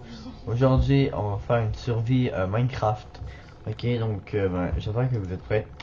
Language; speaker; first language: French; native; French